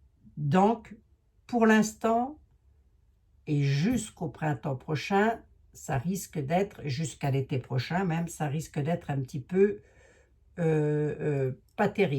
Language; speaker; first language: French; native; French